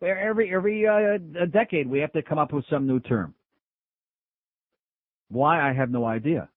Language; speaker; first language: English; native; English